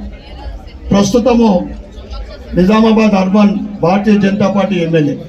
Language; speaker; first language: Telugu; native; Telugu